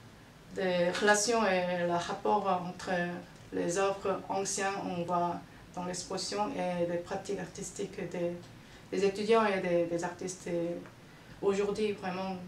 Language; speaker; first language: French; non-native, fluent; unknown